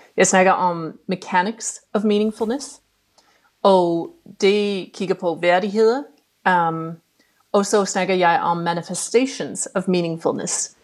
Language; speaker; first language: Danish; non-native, fluent; English